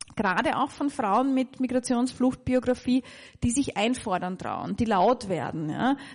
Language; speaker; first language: German; native; German